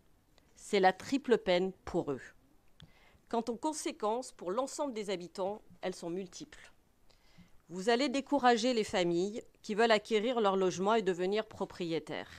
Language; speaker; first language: French; native; French